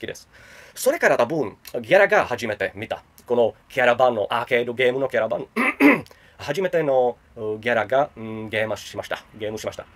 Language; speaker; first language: Japanese; non-native, learner; Czech